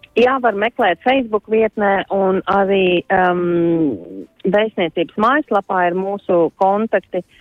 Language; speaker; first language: Latvian; native; Latvian